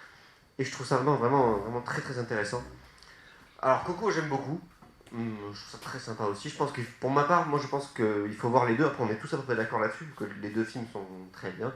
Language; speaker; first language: French; native; French